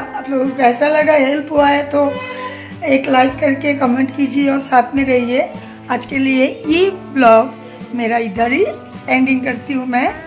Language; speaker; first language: Hindi; non-native, local second language; Bangla